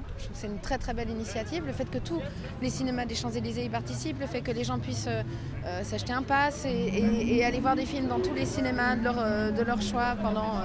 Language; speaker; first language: French; native; French